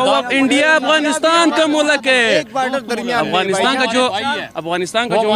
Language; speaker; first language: Hindi; non-native, fluent; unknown